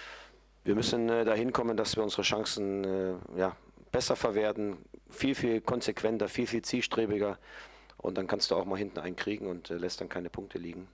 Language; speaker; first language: German; native; German